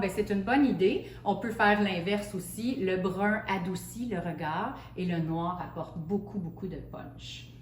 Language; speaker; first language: French; native; French